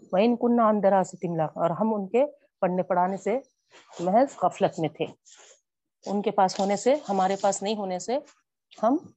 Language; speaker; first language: Urdu; native; Urdu